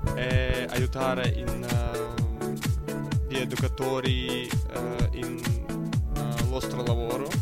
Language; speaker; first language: Italian; non-native, learner; Ukrainian